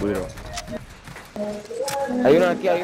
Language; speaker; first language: Spanish; native; Spanish